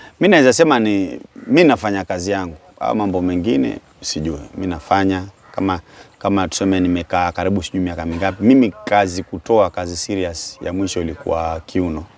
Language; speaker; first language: Swahili; native; Swahili